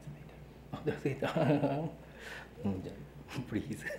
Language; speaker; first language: English; non-native, learner; Japanese